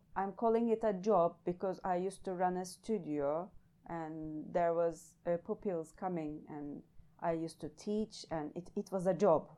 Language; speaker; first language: English; non-native, fluent; Turkish